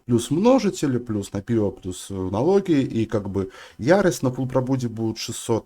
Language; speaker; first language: Russian; native; Russian